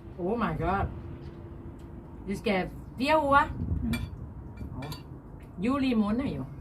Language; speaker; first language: Danish; non-native, learner; Thai